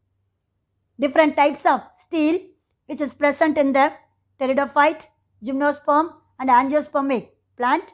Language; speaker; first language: English; non-native, local second language; Tamil